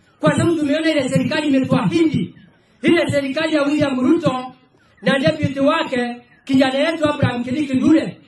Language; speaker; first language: Swahili; non-native, local second language; Meru